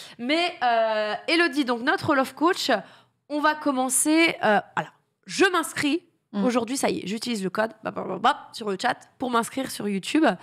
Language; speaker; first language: French; native; French